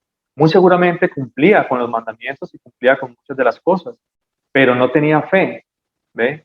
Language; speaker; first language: Spanish; native; Spanish